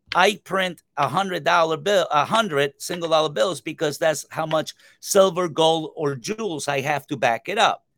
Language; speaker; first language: English; non-native, fluent; Spanish